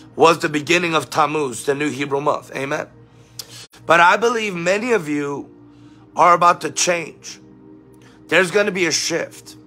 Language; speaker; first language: English; native; English